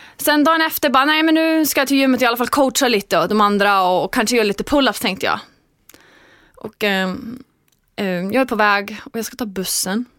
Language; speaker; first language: Swedish; non-native, fluent; Icelandic